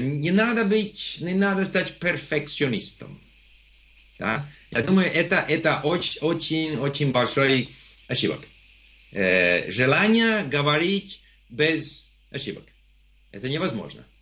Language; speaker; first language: Russian; non-native, fluent; English